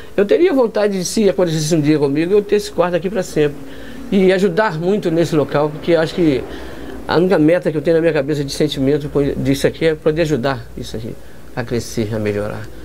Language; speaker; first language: Portuguese; native; Portuguese